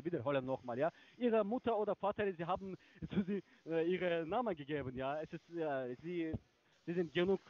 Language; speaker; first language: German; non-native, learner; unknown